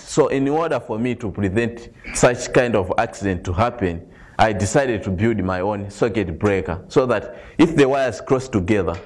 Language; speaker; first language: English; non-native, local second language; Nyanja